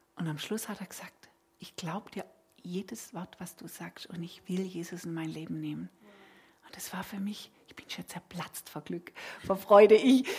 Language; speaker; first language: German; native; German